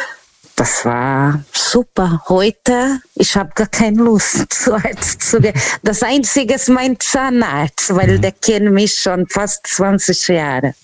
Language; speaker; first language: German; non-native, learner; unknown